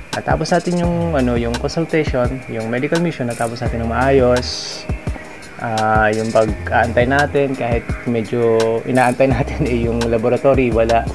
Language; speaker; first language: Filipino; non-native, local second language; Bikol